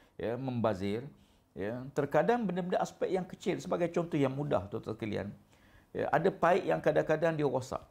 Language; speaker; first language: Malay; native; Malay